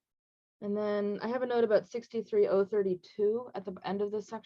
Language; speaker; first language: English; native; English